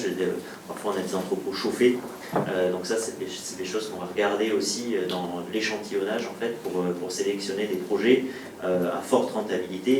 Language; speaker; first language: French; native; French